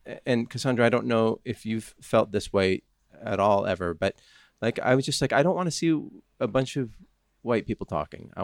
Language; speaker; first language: English; native; English